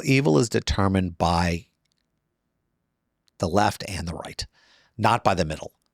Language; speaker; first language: English; native; English